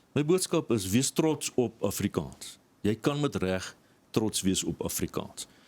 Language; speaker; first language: Afrikaans; native; Afrikaans